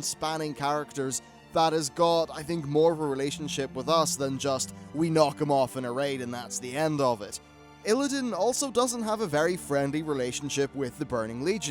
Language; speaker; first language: English; native; English